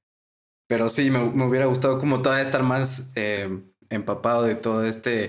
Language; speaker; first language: Spanish; native; Spanish